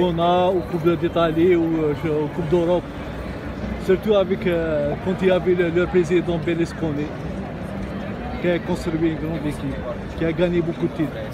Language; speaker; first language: French; non-native, local second language; Arabic